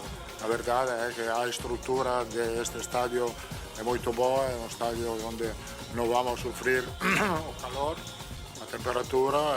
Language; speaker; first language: Portuguese; non-native, fluent; Italian